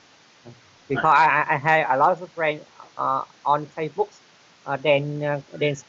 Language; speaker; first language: English; non-native, learner; Vietnamese